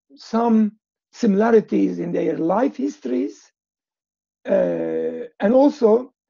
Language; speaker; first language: English; non-native, fluent; Turkish